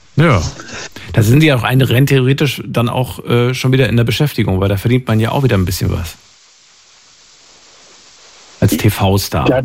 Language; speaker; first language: German; native; German